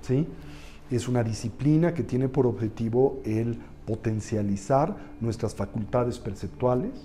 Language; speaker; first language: Spanish; native; Spanish